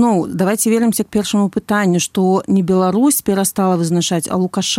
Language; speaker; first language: Polish; non-native, learner; Belarusian